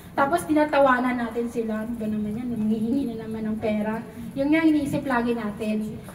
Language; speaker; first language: Filipino; non-native, local second language; Cebuano